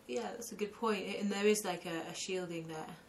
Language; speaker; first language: English; native; English